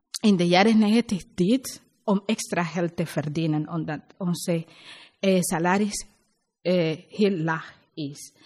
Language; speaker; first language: Dutch; non-native, learner; Spanish